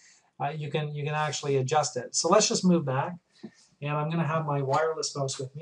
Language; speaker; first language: English; native; English